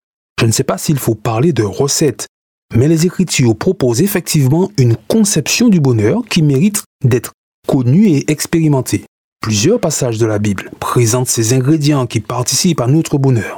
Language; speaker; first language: French; native; French